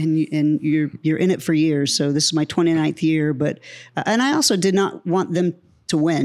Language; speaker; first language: English; native; English